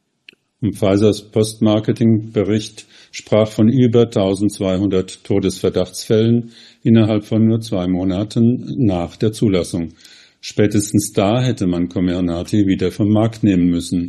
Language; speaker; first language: German; native; German